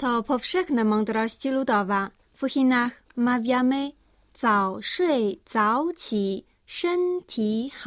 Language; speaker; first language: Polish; non-native, fluent; Chinese